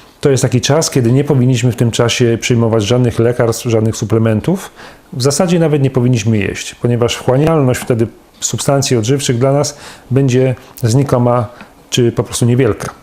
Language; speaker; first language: Polish; native; Polish